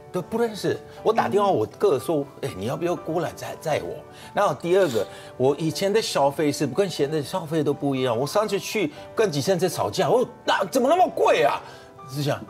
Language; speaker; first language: Chinese; non-native, fluent; Persian